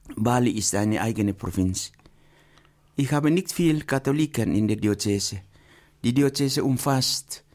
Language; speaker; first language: German; non-native, fluent; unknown